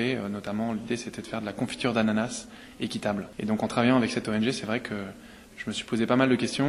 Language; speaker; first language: French; native; French